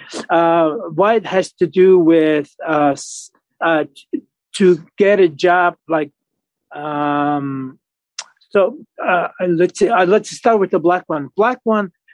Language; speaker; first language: English; non-native, learner; Mongolian